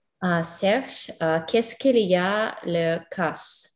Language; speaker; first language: French; non-native, learner; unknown